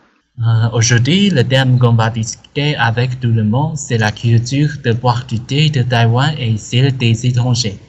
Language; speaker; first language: French; non-native, learner; Chinese